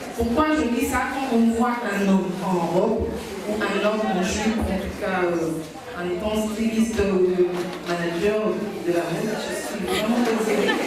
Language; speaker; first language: French; non-native, local second language; Lingala